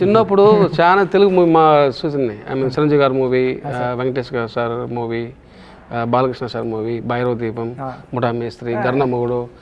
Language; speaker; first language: Telugu; non-native, local second language; Tamil